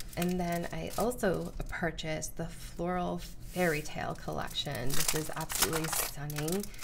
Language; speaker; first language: English; native; English